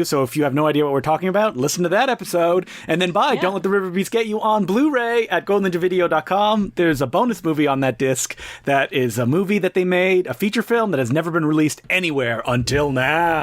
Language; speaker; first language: English; native; English